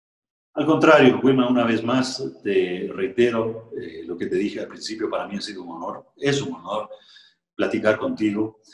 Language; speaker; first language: Spanish; native; Spanish